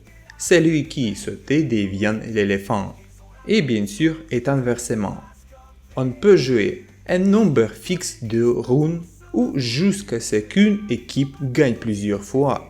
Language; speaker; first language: French; non-native, fluent; Russian